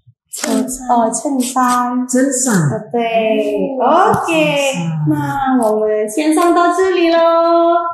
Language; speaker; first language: Chinese; non-native, fluent; Indonesian